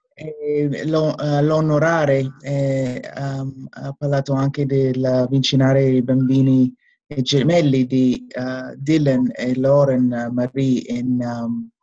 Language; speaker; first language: Italian; non-native, fluent; English